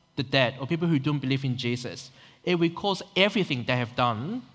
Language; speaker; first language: English; non-native, local second language; Cantonese